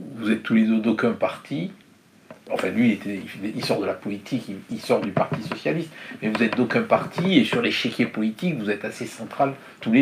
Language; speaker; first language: French; native; French